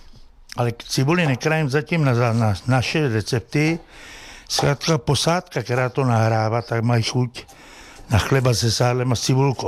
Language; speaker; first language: Czech; native; Czech